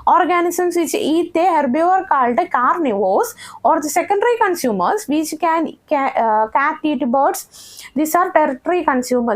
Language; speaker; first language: English; non-native, local second language; Malayalam